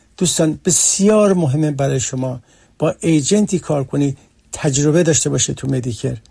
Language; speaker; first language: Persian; early bilingual, heritage; Persian